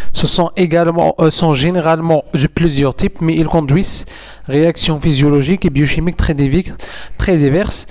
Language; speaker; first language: French; non-native, local second language; Arabic